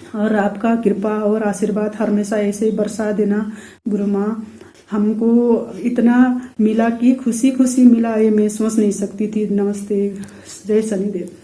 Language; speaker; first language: Hindi; non-native, local second language; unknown